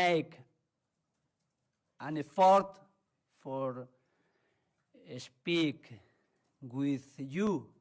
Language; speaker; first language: English; non-native, learner; Spanish